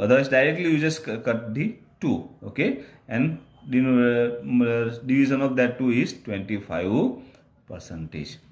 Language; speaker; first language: English; non-native, local second language; Gujarati